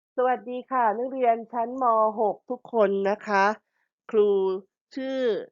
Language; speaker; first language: Thai; native; Thai